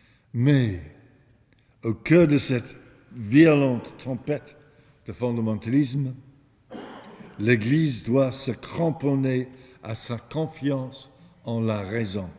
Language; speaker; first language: French; non-native, fluent; English